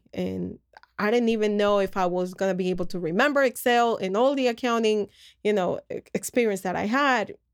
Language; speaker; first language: English; early bilingual, other home language; Spanish